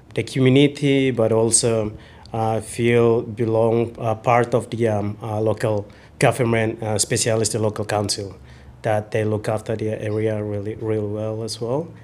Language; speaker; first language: English; non-native, learner; Indonesian